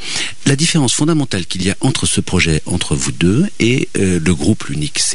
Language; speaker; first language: French; native; French